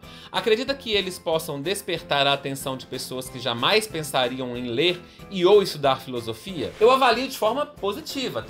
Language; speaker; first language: Portuguese; native; Portuguese